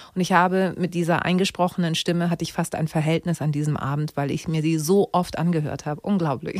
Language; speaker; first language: German; native; German